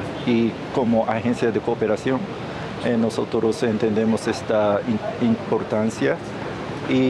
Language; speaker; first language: Spanish; non-native, learner; Japanese